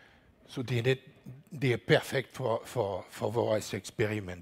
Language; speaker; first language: Danish; non-native, learner; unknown